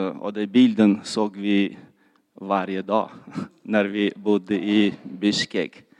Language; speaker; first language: Swedish; non-native, fluent; Kyrgyz